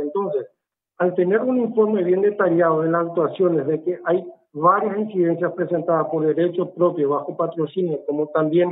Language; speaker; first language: Spanish; native; Spanish